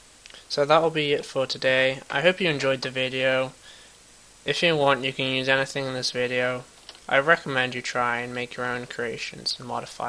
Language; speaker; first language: English; native; English